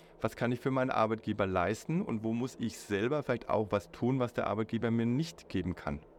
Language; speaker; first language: German; native; German